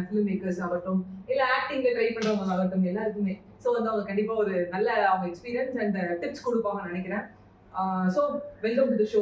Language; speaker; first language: Tamil; native; Tamil